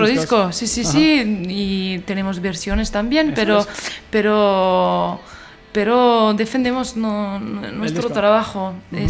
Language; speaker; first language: Spanish; non-native, fluent; French